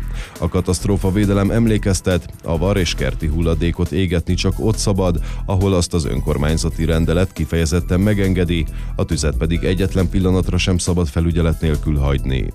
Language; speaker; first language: Hungarian; native; Hungarian